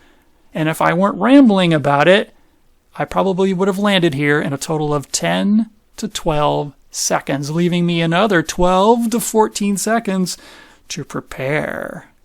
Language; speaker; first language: English; native; English